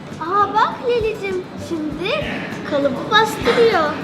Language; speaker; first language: Turkish; non-native, learner; English